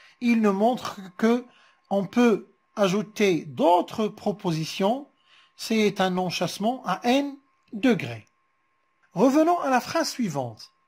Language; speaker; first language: French; non-native, local second language; Arabic